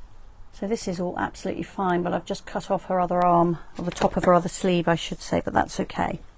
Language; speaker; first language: English; native; English